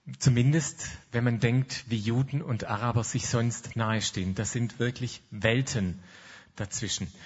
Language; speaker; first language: German; native; German